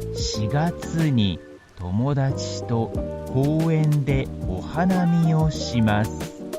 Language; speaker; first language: Japanese; non-native, learner; English